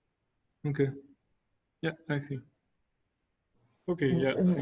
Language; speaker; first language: English; non-native, fluent; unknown